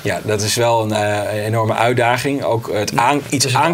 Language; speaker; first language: Dutch; native; Dutch